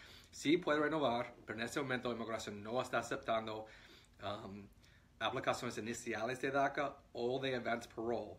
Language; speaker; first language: Spanish; non-native, fluent; English